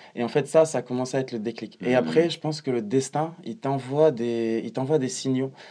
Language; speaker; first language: French; non-native, local second language; Arabic